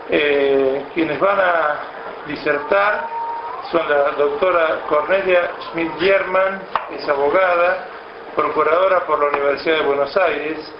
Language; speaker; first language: Spanish; native; Spanish